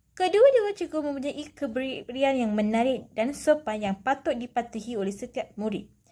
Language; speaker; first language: Malay; non-native, local second language; Tamil